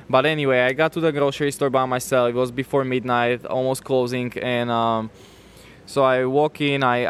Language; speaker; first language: English; non-native, fluent; Slovak